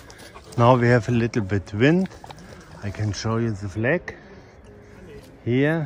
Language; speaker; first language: English; non-native, learner; German